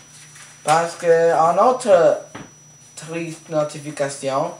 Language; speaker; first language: French; non-native, learner; Spanish